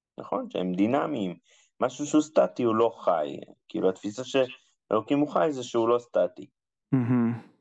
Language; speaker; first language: Hebrew; non-native, fluent; English